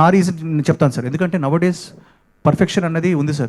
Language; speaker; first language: Telugu; native; Telugu